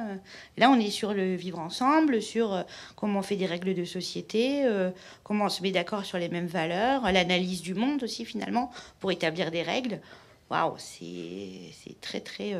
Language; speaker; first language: French; native; French